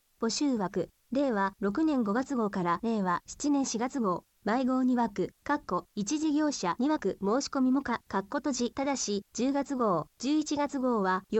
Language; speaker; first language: Japanese; native; Japanese